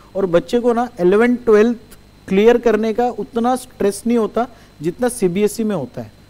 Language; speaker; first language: Hindi; non-native, local second language; Marathi